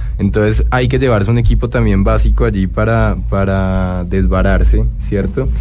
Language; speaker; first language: Spanish; native; Spanish